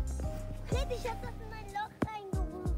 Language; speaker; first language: German; early bilingual, other home language; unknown